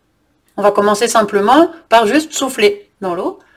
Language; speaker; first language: French; native; French